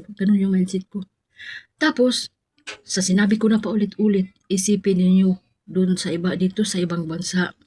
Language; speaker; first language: Filipino; non-native, local second language; Cebuano